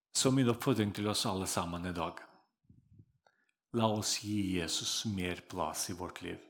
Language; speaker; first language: Norwegian; non-native, fluent; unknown